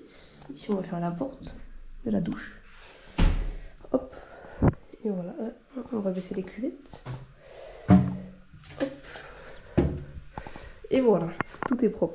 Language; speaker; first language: French; native; French